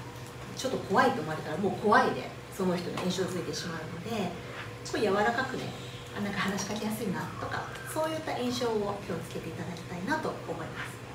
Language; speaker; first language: Japanese; native; Japanese